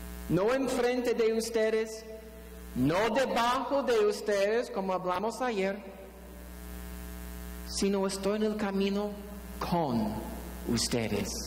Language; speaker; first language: Spanish; non-native, fluent; English